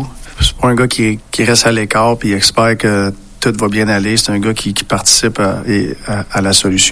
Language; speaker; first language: French; native; French